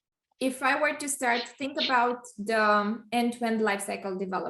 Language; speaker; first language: English; non-native, fluent; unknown